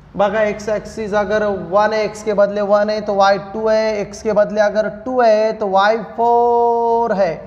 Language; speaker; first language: Hindi; non-native, local second language; Marathi